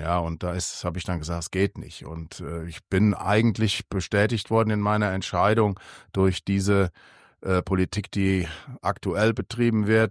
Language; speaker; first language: German; native; German